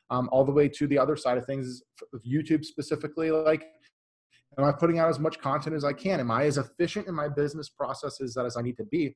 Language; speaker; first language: English; native; English